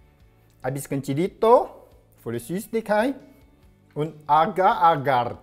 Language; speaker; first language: German; non-native, learner; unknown